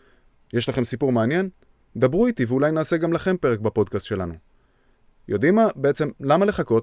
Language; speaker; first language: Hebrew; native; Hebrew